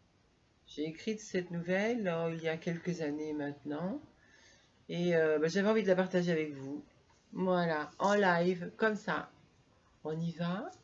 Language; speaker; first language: French; native; French